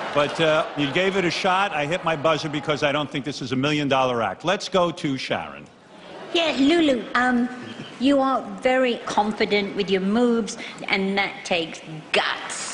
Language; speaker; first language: English; native; English